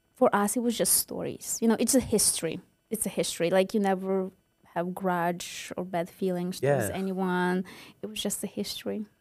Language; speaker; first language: English; non-native, fluent; Ukrainian